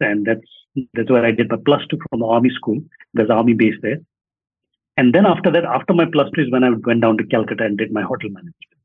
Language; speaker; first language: English; non-native, local second language; Nepali